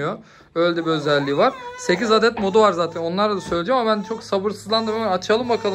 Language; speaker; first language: Turkish; native; Turkish